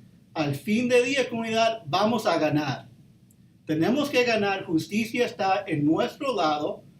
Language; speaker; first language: Spanish; early bilingual, heritage; Spanish